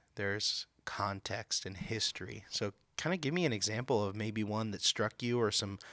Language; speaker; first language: English; native; English